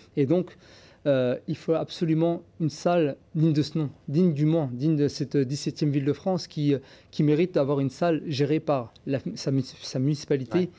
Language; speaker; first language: French; native; French